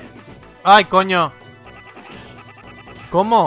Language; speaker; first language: Spanish; native; Spanish